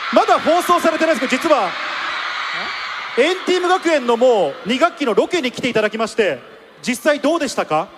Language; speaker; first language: Japanese; native; Japanese